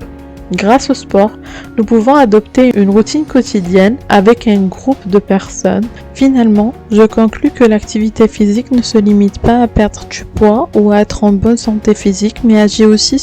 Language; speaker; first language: French; native; French